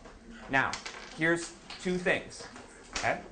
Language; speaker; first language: English; native; English